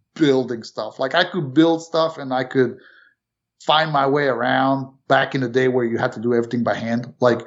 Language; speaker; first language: English; early bilingual, other home language; Romanian